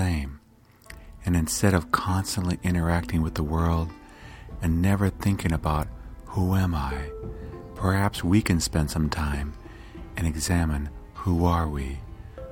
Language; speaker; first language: English; native; English